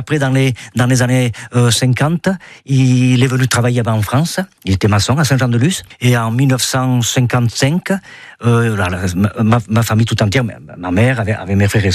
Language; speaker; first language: French; native; French